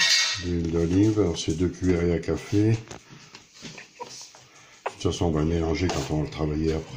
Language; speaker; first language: French; native; French